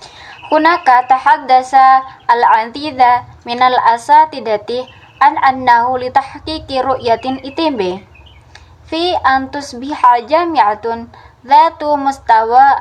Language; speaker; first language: Arabic; non-native, fluent; Indonesian